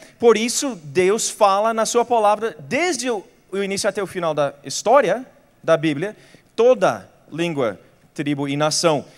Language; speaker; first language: Portuguese; non-native, fluent; English